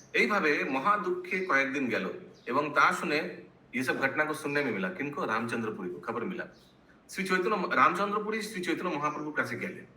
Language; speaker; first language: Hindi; non-native, local second language; Bangla